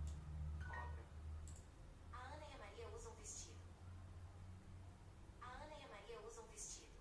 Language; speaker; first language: Portuguese; non-native, learner; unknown